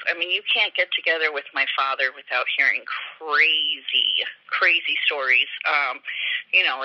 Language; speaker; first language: English; native; English